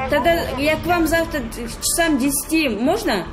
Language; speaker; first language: Russian; non-native, local second language; Kazakh